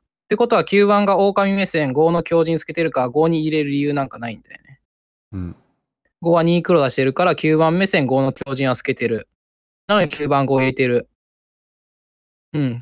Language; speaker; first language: Japanese; native; Japanese